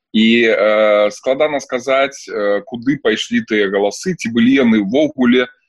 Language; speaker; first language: Belarusian; non-native, local second language; Russian